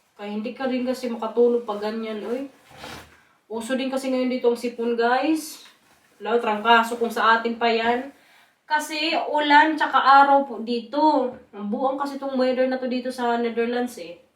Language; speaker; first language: Filipino; non-native, local second language; Waray